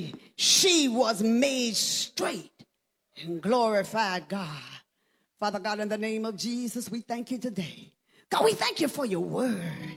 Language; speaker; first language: English; native; English